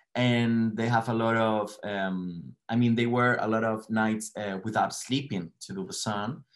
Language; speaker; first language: English; non-native, learner; Spanish